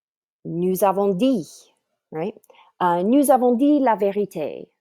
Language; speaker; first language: French; non-native, fluent; English